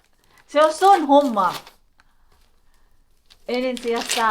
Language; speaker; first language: Finnish; non-native, learner; Filipino